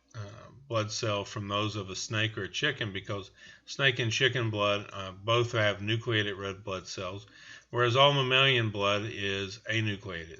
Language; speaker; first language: English; native; English